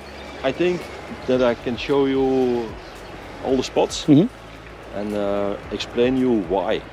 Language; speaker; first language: English; non-native, fluent; Dutch